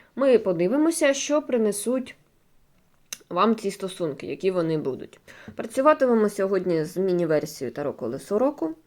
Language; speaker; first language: Ukrainian; non-native, local second language; Russian